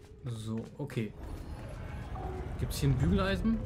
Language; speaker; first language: German; native; German